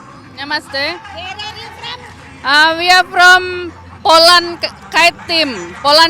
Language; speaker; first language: English; non-native, learner; Polish